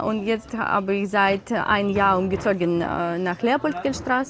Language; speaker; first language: German; non-native, learner; Ukrainian